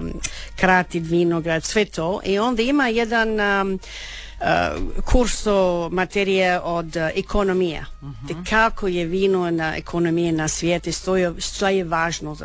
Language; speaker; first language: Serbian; early bilingual, heritage; Croatian